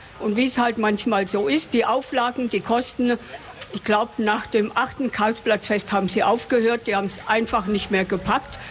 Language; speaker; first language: German; native; German